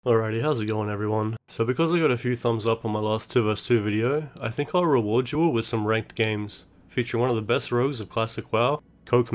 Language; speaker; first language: English; native; English